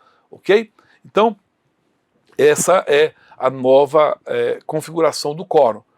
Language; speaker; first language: Portuguese; native; Portuguese